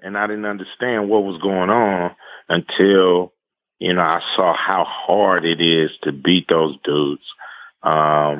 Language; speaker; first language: English; native; English